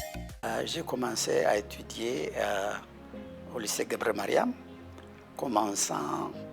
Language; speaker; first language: French; non-native, fluent; Amharic